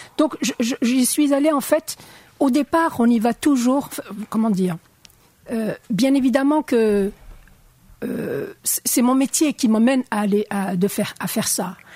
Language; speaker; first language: French; non-native, local second language; Arabic